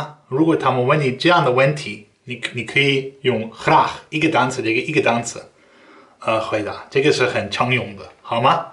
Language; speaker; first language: Chinese; non-native, fluent; Dutch